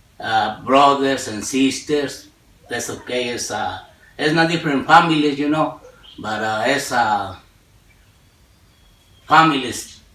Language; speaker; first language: English; non-native, learner; Spanish